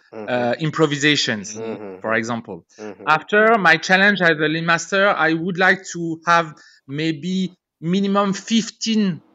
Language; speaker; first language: English; non-native, fluent; French